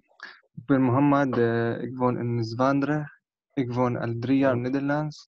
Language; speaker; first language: Dutch; non-native, learner; Arabic